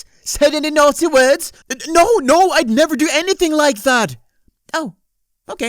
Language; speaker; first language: English; native; English